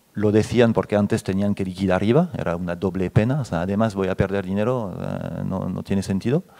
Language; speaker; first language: Spanish; non-native, fluent; French